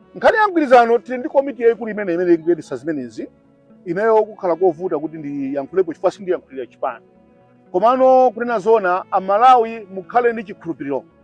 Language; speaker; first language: Nyanja; native; Nyanja